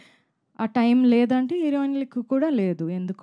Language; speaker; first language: Telugu; non-native, fluent; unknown